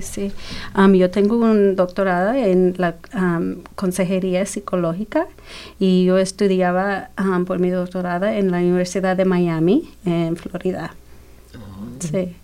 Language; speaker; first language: Spanish; early bilingual, heritage; Spanish